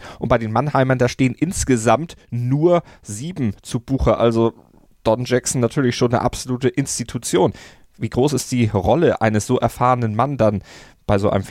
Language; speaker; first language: German; native; German